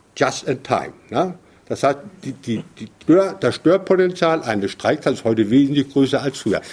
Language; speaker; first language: German; native; German